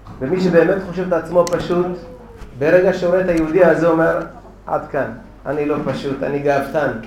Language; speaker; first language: Hebrew; native; Hebrew